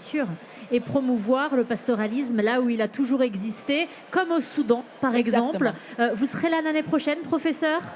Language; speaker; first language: French; native; French